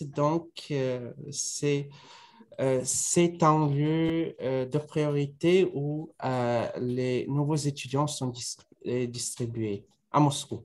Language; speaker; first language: French; non-native, fluent; Russian